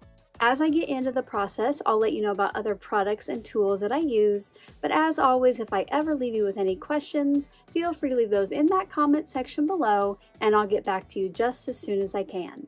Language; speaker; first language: English; native; English